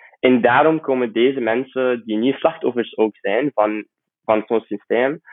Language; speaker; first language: Dutch; non-native, fluent; Arabic